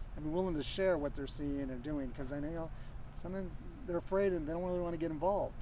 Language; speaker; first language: English; native; English